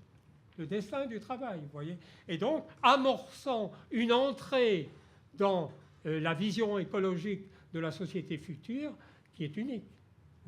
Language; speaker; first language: French; native; French